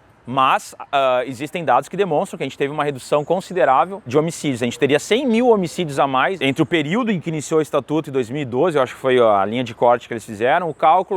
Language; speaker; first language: Portuguese; native; Portuguese